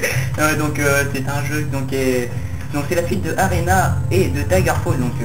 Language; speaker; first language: French; native; French